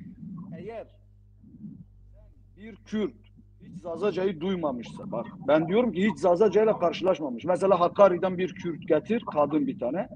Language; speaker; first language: Turkish; non-native, local second language; Zaza